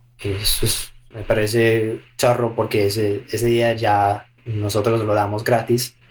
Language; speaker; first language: Spanish; non-native, fluent; English